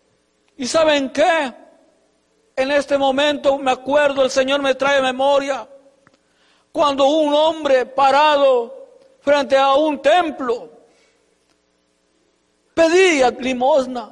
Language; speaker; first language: Spanish; native; Spanish